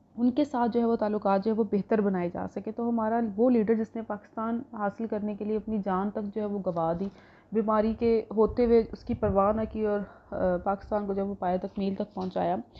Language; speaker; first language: Urdu; non-native, local second language; Punjabi